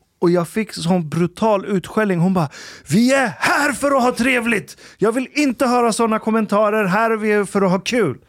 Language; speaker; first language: Swedish; early bilingual, other home language; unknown